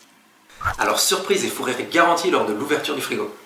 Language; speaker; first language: French; native; French